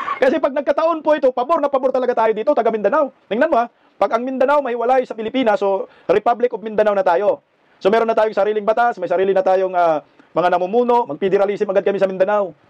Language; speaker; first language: Filipino; non-native, local second language; Cebuano